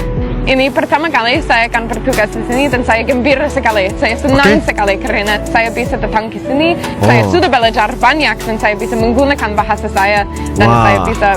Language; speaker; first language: Indonesian; non-native, learner; English